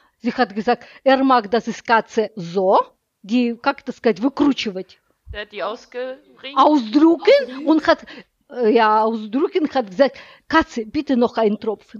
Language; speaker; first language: German; non-native, learner; Russian